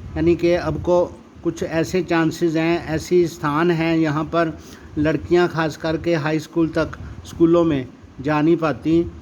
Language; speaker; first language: Hindi; non-native, local second language; Punjabi